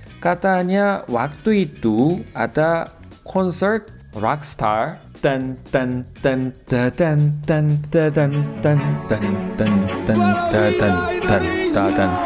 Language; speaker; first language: Indonesian; non-native, fluent; Korean